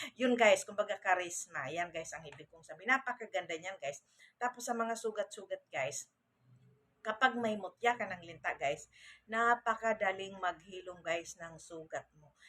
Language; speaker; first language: Filipino; native; Filipino